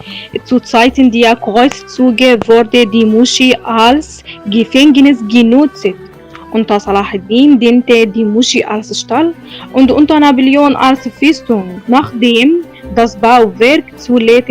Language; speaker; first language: German; non-native, learner; Arabic